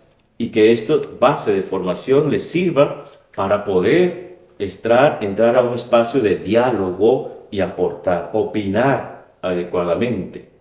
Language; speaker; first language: Spanish; native; Spanish